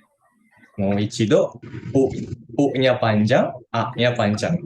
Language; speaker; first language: Indonesian; native; Indonesian